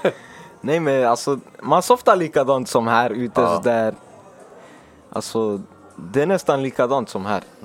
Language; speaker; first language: Swedish; early bilingual, other home language; Finnish